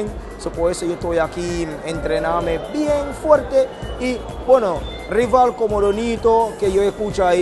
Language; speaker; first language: Spanish; non-native, learner; English